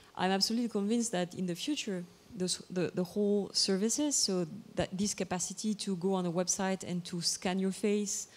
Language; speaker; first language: English; non-native, fluent; Bulgarian